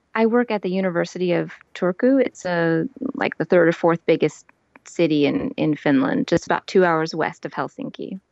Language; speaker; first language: English; native; English